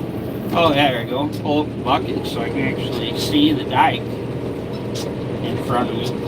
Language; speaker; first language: English; native; English